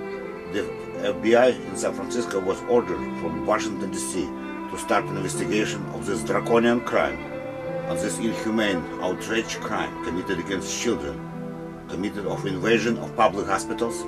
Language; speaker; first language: English; non-native, learner; Russian